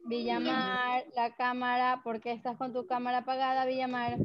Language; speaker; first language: Spanish; native; Spanish